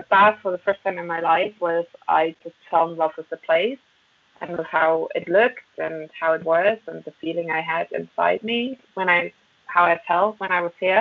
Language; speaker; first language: English; non-native, fluent; German